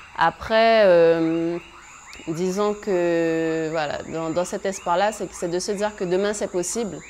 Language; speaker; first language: French; native; French